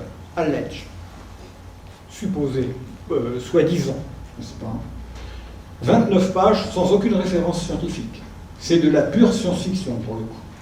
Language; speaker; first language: French; native; French